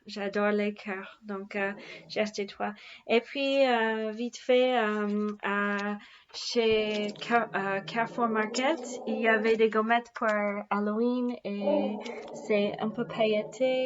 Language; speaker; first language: French; non-native, fluent; English